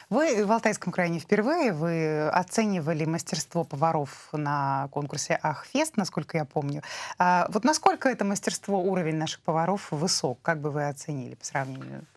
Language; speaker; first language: Russian; native; Russian